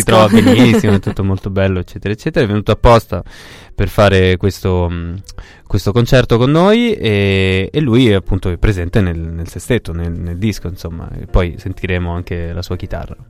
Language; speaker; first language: Italian; native; Italian